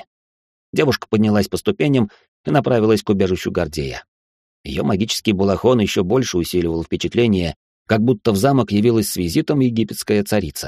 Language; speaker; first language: Russian; native; Russian